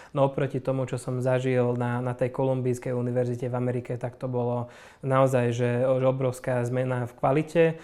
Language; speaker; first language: Slovak; non-native, local second language; Hungarian